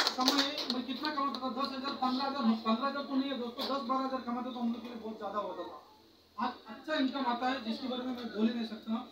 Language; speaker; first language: Hindi; non-native, local second language; Kannada